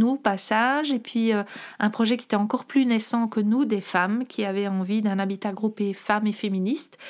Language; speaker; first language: French; native; French